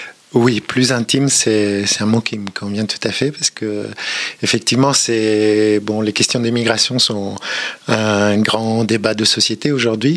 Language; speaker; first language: French; native; French